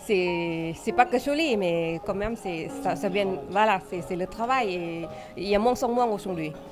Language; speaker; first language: French; non-native, fluent; Thai